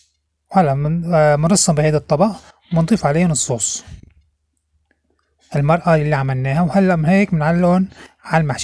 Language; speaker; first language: Arabic; native; Arabic